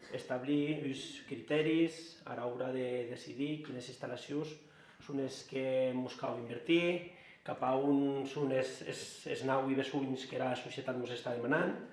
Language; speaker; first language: Catalan; non-native, local second language; Occitan